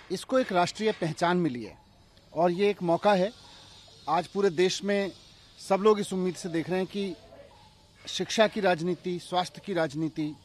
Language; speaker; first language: Hindi; native; Hindi